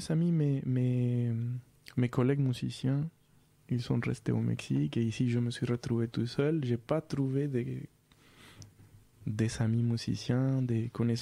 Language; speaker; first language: French; non-native, fluent; Spanish